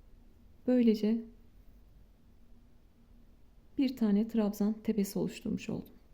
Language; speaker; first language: Turkish; native; Turkish